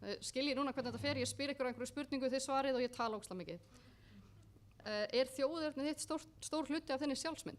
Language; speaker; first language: Icelandic; native; Icelandic